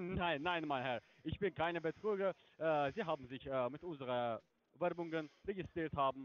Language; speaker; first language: German; non-native, learner; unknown